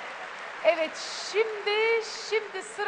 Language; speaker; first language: Turkish; native; Turkish